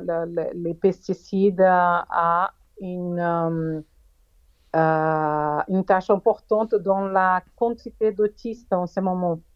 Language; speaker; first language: French; non-native, fluent; Portuguese